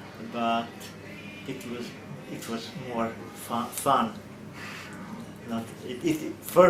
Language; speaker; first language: English; non-native, learner; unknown